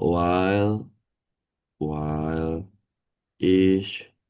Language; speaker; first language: German; non-native, learner; Indonesian